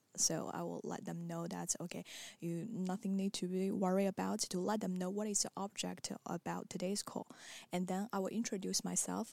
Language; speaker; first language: English; non-native, fluent; Chinese